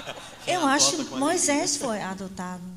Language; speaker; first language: Portuguese; non-native, fluent; English